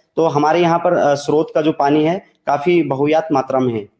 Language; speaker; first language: Hindi; native; Hindi